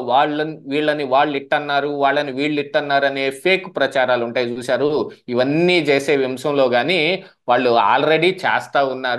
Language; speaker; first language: Telugu; native; Telugu